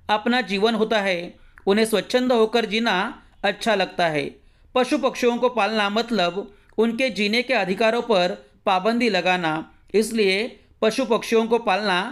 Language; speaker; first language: Hindi; non-native, local second language; Marathi